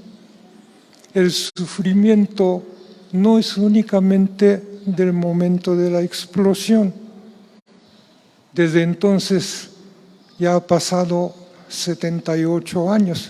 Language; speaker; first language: Spanish; non-native, fluent; Japanese